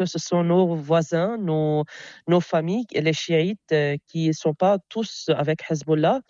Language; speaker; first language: French; non-native, local second language; Arabic